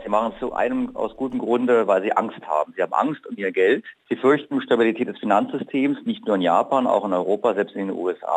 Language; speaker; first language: German; native; German